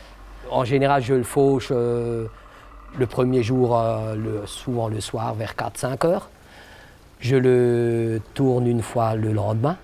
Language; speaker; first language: French; native; French